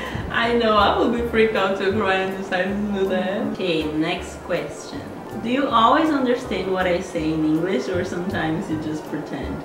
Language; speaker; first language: English; non-native, fluent; Portuguese